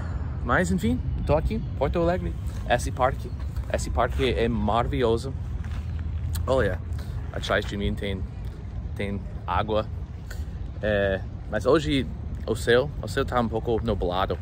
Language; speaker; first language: Portuguese; non-native, fluent; English